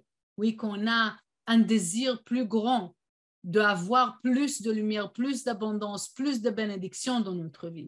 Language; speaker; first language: French; non-native, fluent; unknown